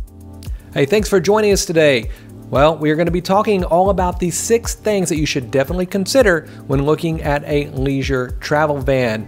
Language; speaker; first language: English; native; English